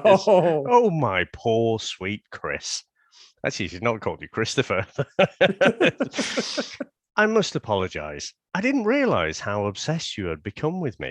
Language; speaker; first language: English; native; English